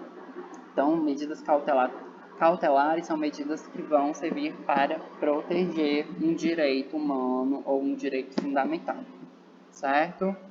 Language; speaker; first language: Portuguese; native; Portuguese